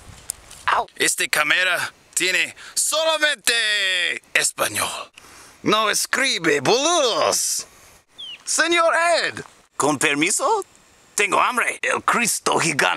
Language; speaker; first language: Spanish; non-native, learner; English